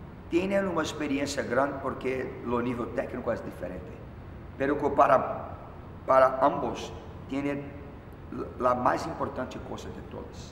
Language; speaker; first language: Spanish; non-native, fluent; Portuguese